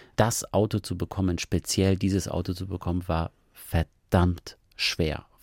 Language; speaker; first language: German; early bilingual, other home language; Persian